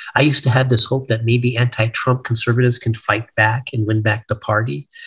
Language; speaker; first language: English; native; English